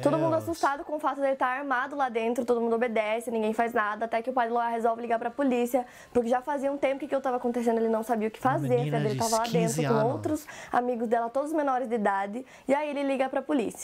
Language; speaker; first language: Portuguese; native; Portuguese